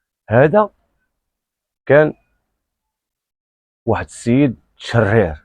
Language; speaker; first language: Arabic; native; Arabic